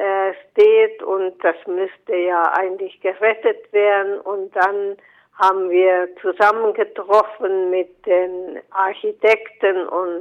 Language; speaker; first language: German; non-native, fluent; Finnish